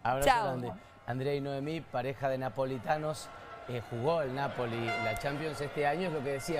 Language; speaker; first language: Spanish; native; Spanish